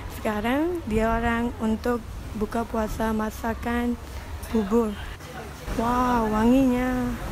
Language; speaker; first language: Malay; early bilingual, other home language; Rohingya